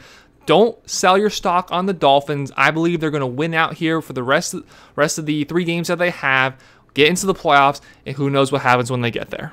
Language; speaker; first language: English; native; English